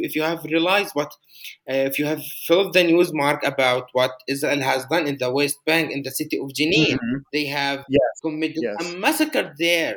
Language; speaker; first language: English; non-native, fluent; Arabic